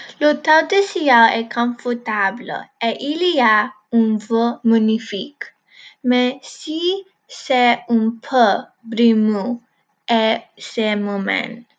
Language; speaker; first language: French; non-native, learner; English